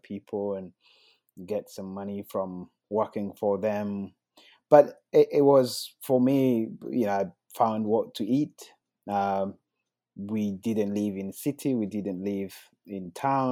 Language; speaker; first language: English; non-native, local second language; Kinyarwanda